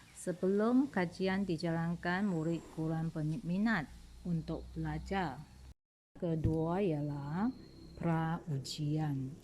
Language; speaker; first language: Malay; non-native, local second language; Chinese